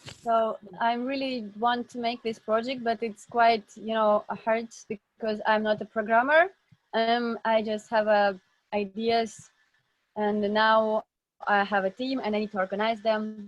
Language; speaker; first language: English; non-native, learner; Russian